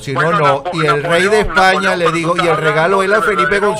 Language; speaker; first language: Spanish; native; Spanish